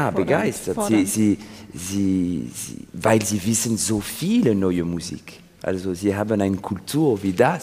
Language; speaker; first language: German; non-native, learner; French